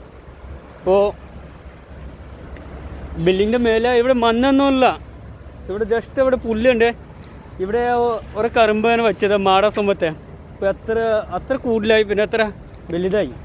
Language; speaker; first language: Malayalam; non-native, local second language; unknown